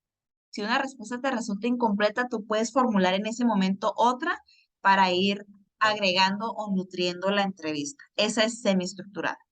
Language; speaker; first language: Spanish; native; Spanish